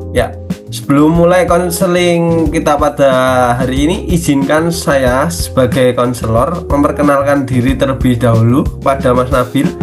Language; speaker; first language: Indonesian; native; Indonesian